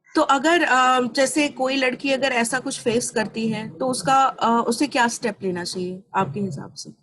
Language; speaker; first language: Hindi; native; Hindi